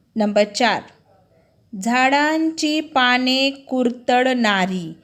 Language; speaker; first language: Marathi; non-native, local second language; Urdu